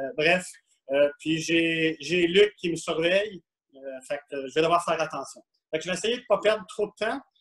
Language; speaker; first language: French; native; French